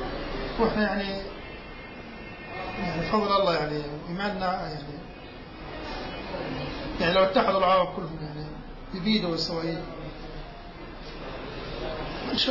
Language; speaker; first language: Arabic; native; Arabic